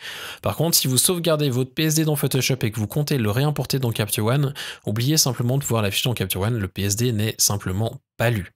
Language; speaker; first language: French; native; French